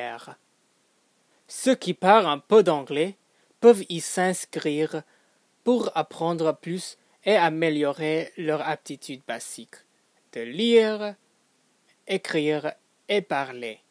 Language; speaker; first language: French; non-native, fluent; English